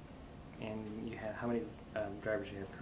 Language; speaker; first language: English; native; English